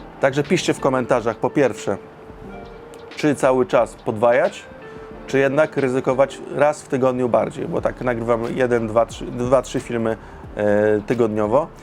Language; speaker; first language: Polish; native; Polish